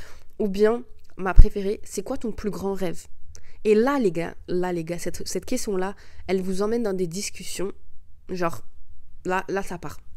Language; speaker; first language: French; early bilingual, other home language; Arabic